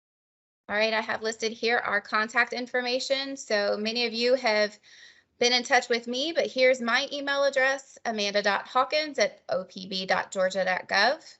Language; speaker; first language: English; native; English